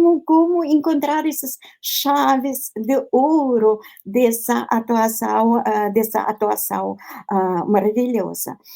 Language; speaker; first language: Portuguese; non-native, fluent; Russian